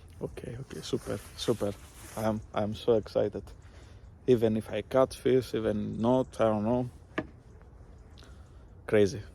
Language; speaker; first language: English; non-native, learner; Greek